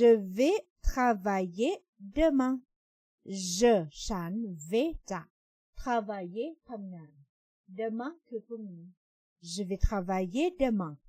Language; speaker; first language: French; non-native, fluent; Thai